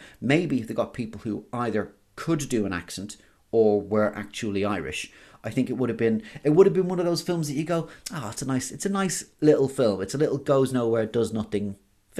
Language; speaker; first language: English; native; English